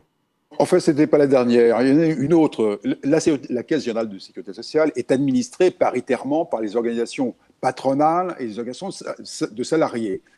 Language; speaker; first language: French; native; French